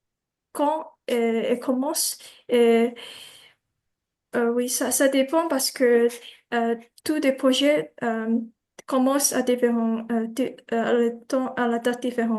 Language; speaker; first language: French; non-native, learner; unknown